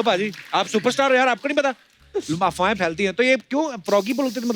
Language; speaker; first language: Hindi; native; Hindi